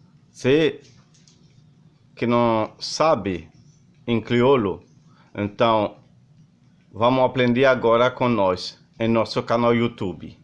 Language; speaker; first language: Portuguese; non-native, learner; Haitian Creole